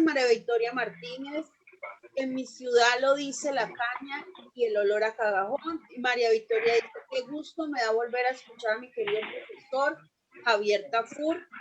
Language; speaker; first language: Spanish; native; Spanish